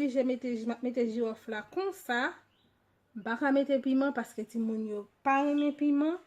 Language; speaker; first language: French; non-native, local second language; Haitian Creole